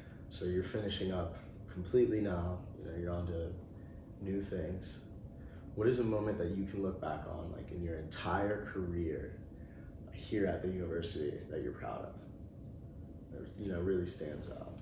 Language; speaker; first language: English; native; English